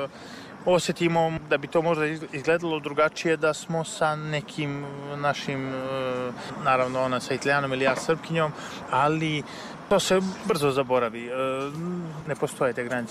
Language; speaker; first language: Serbian; native; Serbian